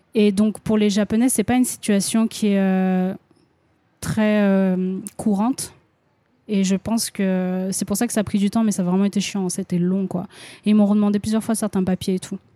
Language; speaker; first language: French; native; French